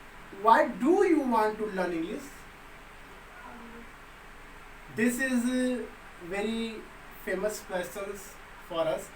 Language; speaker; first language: English; non-native, local second language; Hindi